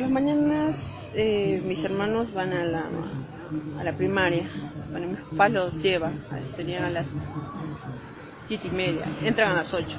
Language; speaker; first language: Spanish; early bilingual, other home language; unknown